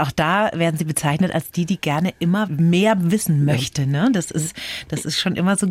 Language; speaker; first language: German; native; German